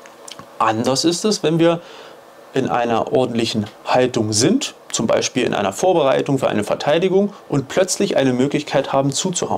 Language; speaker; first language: German; native; German